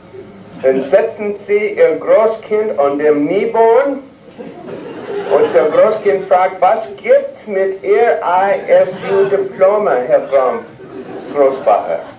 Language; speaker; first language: German; non-native, learner; English